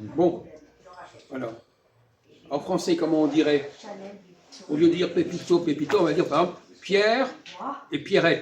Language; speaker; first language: French; native; French